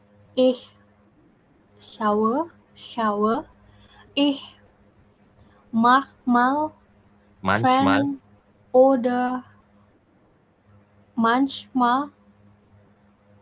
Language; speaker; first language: German; non-native, learner; Indonesian